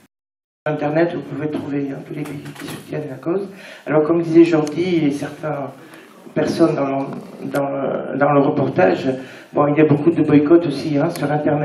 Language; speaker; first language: French; native; French